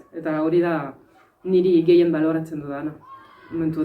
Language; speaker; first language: Basque; non-native, fluent; French